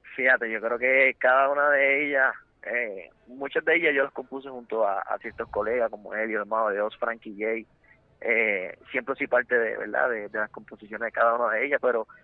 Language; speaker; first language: Spanish; native; Spanish